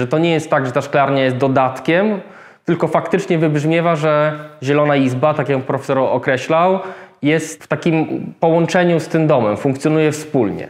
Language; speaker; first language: Polish; native; Polish